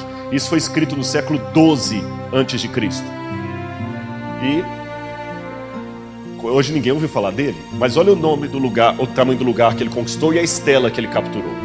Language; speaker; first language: Portuguese; native; Portuguese